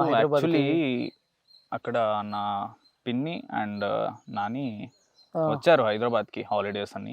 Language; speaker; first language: Telugu; non-native, learner; Kannada